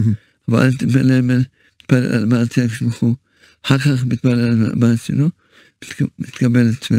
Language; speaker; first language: Hebrew; early bilingual, other home language; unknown